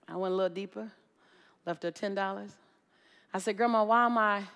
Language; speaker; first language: English; native; English